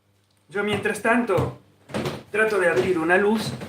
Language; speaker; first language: Spanish; non-native, fluent; Italian